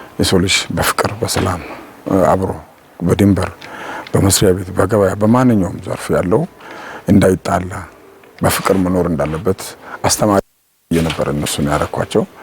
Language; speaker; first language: Amharic; non-native, local second language; Wolaytta